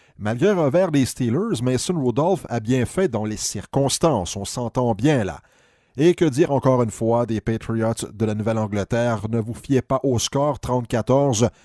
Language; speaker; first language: French; native; French